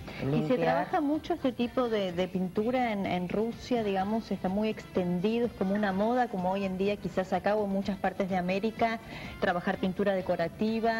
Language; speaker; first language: Spanish; native; Spanish